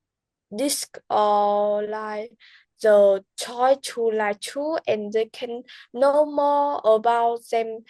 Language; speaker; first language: English; non-native, learner; Vietnamese